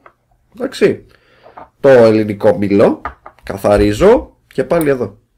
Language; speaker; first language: Greek; native; Greek